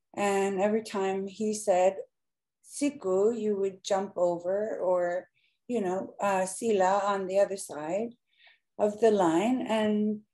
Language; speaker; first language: English; native; English